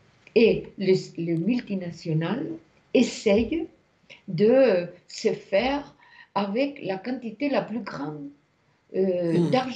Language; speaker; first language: French; non-native, fluent; Spanish